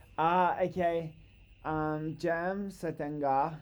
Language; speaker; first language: Indonesian; non-native, learner; English